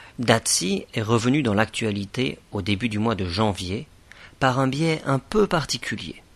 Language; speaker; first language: French; native; French